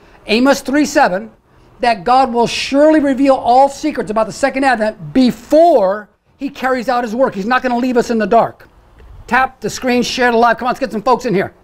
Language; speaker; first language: English; native; English